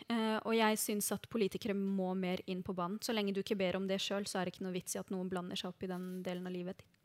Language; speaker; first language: Norwegian; early bilingual, other home language; Arabic